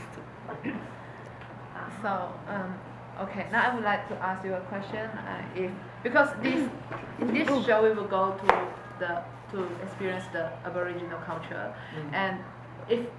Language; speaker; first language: English; non-native, learner; Chinese